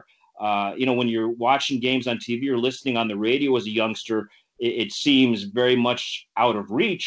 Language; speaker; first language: English; native; English